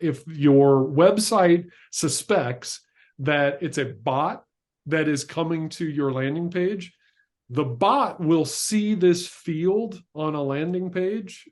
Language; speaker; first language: English; native; English